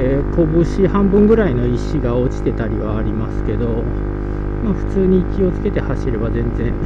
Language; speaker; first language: Japanese; native; Japanese